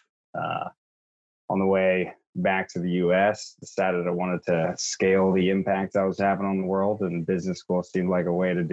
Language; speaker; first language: English; native; English